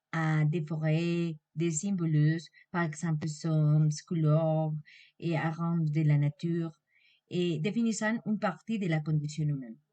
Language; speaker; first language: French; non-native, learner; Spanish